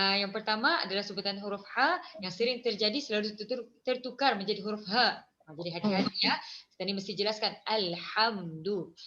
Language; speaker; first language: Malay; native; Malay